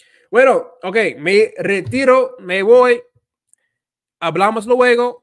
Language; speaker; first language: Spanish; non-native, fluent; English